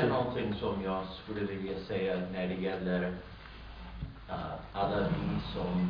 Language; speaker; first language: Swedish; non-native, learner; English